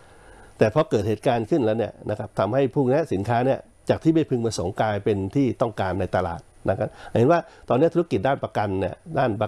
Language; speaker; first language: Thai; native; Thai